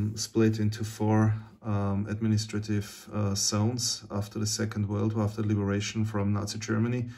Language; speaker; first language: English; non-native, fluent; German